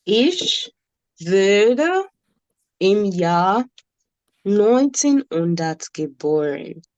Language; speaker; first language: German; non-native, fluent; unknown